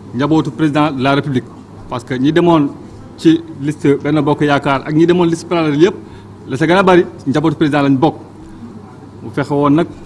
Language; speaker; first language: Wolof; non-native, local second language; Fula